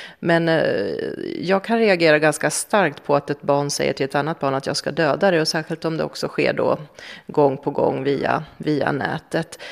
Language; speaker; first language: Swedish; native; Swedish